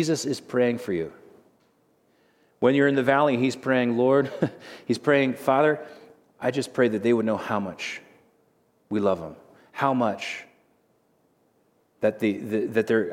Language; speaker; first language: English; native; English